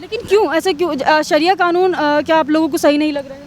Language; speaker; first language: Hindi; native; Hindi